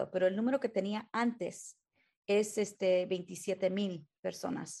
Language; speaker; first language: Spanish; early bilingual, heritage; Spanish